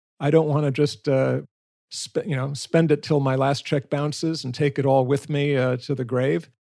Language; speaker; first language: English; native; English